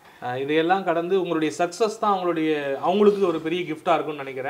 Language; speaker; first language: Tamil; native; Tamil